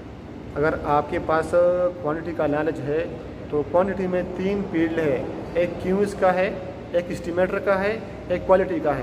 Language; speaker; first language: Hindi; non-native, local second language; Pashto